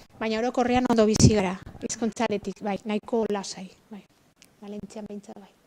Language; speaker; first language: Basque; non-native, local second language; Spanish